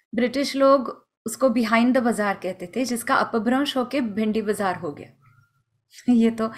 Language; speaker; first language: Hindi; non-native, local second language; Marathi